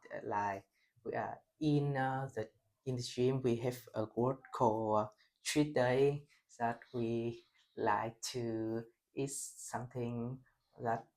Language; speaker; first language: English; non-native, learner; Vietnamese